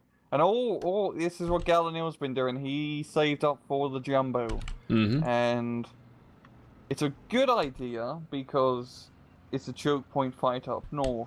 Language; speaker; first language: English; native; English